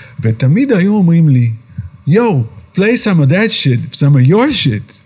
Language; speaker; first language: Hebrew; native; Hebrew